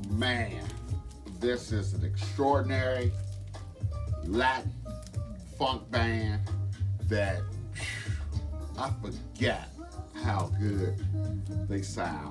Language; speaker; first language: English; native; English